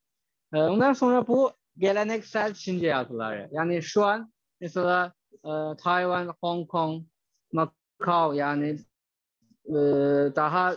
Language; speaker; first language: Turkish; non-native, fluent; Chinese